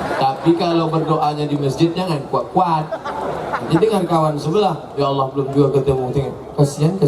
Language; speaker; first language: Indonesian; native; Indonesian